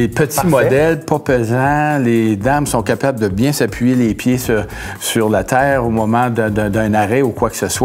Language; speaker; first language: French; native; French